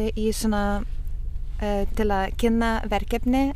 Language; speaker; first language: Icelandic; non-native, fluent; Lithuanian